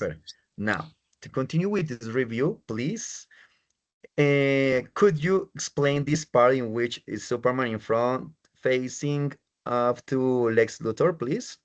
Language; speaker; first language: English; non-native, fluent; Spanish